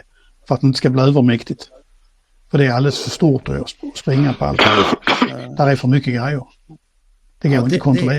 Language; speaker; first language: Swedish; native; Swedish